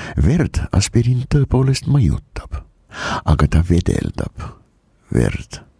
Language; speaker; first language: Estonian; non-native, local second language; Russian